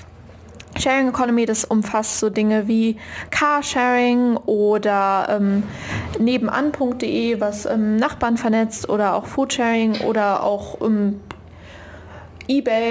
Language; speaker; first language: German; native; German